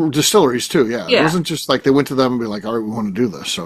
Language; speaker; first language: English; native; English